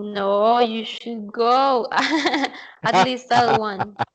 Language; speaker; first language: English; non-native, fluent; Spanish